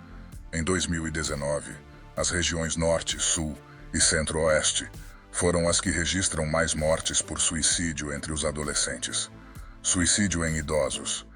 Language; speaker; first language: Portuguese; native; Portuguese